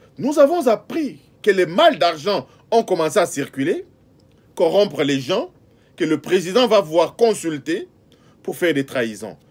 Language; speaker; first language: French; non-native, local second language; Lingala